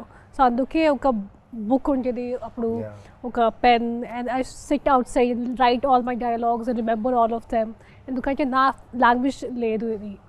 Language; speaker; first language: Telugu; non-native, local second language; Hindi